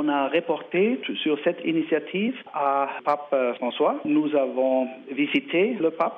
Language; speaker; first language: French; non-native, learner; German